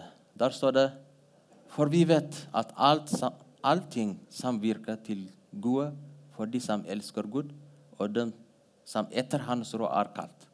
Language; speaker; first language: Norwegian; non-native, fluent; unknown